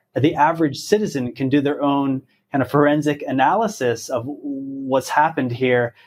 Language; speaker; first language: English; native; English